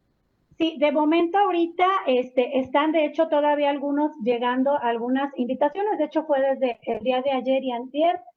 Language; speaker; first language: Spanish; native; Spanish